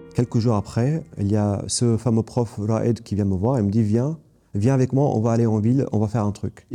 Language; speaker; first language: French; non-native, fluent; Arabic